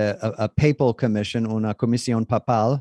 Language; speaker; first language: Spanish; non-native, learner; English